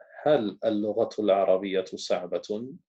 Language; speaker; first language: Arabic; non-native, fluent; English